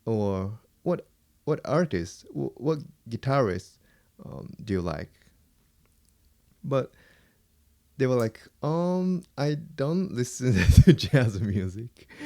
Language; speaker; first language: English; non-native, fluent; Japanese